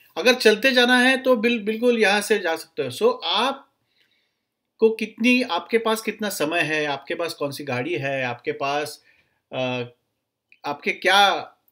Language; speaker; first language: Hindi; non-native, local second language; Marathi